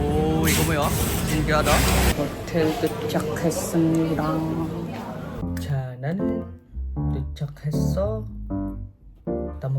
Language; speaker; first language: Korean; non-native, learner; Filipino